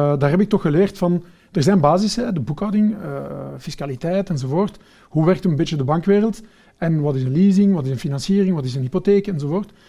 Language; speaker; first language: Dutch; early bilingual, other home language; Portuguese